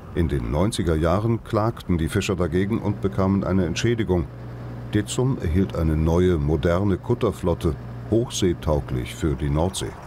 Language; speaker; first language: German; native; German